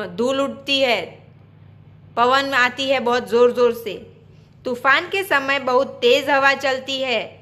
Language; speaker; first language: Hindi; non-native, local second language; Gujarati